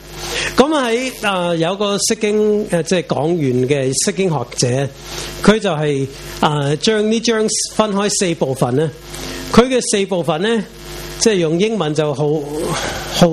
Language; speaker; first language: Chinese; non-native, local second language; Cantonese